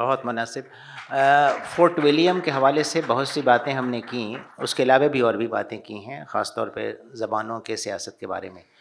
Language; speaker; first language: Urdu; native; Urdu